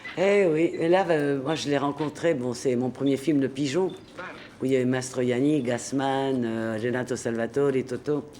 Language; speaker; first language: French; native; French